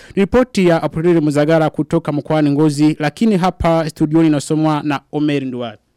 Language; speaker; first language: Swahili; non-native, local second language; Rundi